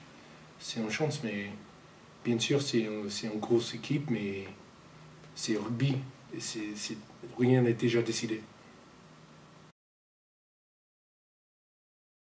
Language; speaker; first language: French; non-native, fluent; English